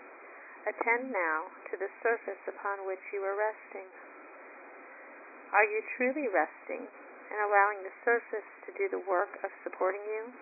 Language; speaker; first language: English; native; English